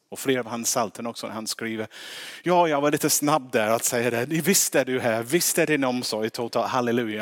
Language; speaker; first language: Swedish; non-native, fluent; English